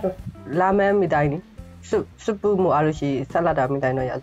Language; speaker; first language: Japanese; non-native, fluent; Burmese